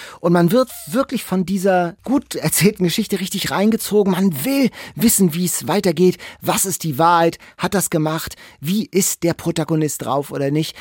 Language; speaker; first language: German; native; German